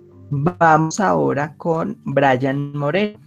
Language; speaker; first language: Spanish; native; Spanish